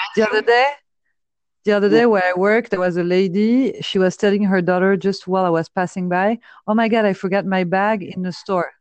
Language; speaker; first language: English; non-native, fluent; French